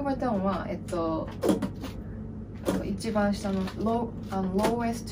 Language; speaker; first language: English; non-native, learner; Japanese